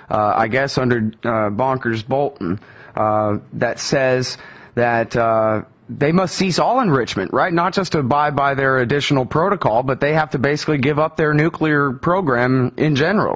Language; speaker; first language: English; native; English